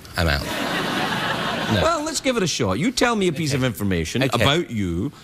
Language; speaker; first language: English; native; English